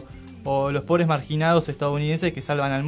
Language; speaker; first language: Spanish; native; Spanish